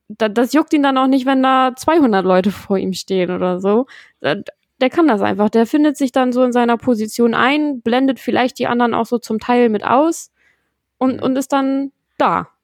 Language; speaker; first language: German; native; German